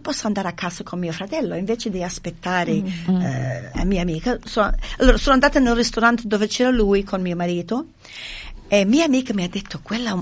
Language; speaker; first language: Italian; non-native, fluent; English